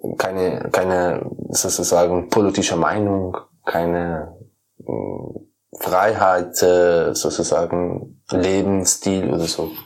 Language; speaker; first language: German; non-native, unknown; Persian